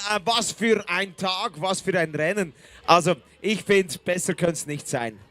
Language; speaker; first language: German; native; German